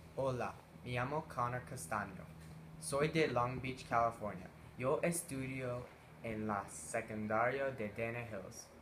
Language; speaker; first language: Spanish; early bilingual, heritage; English